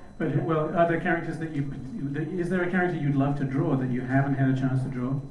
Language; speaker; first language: English; native; English